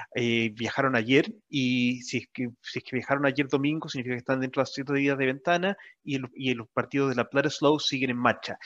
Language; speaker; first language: Spanish; native; Spanish